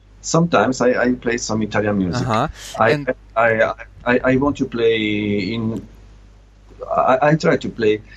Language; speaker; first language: English; non-native, learner; Italian